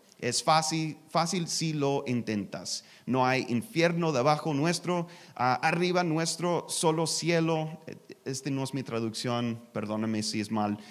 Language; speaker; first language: Spanish; non-native, learner; English